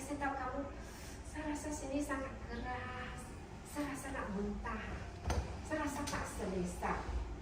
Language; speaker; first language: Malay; non-native, local second language; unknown